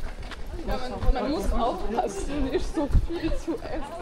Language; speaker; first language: German; non-native, fluent; French